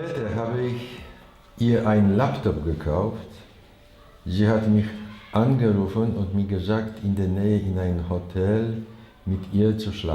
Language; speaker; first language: German; non-native, learner; Chinese